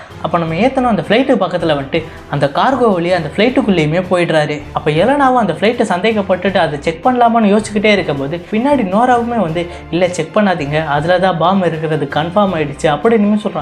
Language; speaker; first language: Tamil; native; Tamil